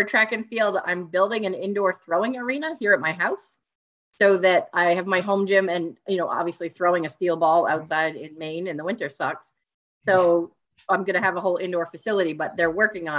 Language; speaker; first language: English; native; English